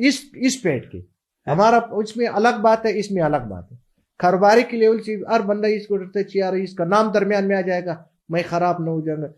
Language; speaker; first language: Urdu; non-native, local second language; Pashto